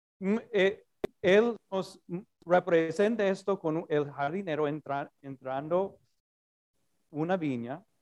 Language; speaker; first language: Spanish; non-native, fluent; English